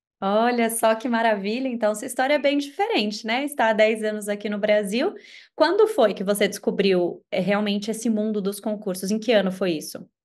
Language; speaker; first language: Portuguese; native; Portuguese